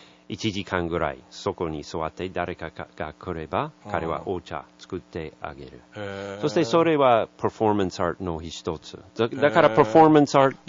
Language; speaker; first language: Japanese; non-native, learner; English